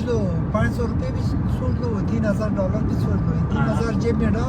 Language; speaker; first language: Hindi; non-native, learner; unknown